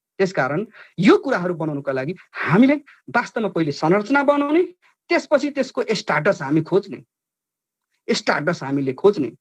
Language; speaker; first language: Nepali; non-native, local second language; Dangaura Tharu